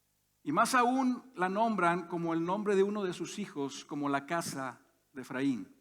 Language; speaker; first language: Spanish; native; Spanish